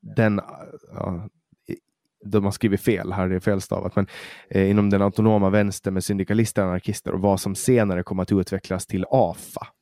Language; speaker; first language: Swedish; native; Swedish